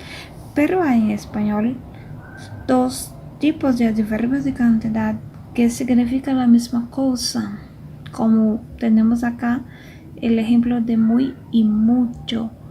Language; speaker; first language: Spanish; non-native, fluent; Portuguese